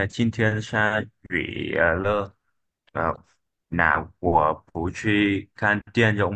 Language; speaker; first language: Chinese; non-native, learner; Vietnamese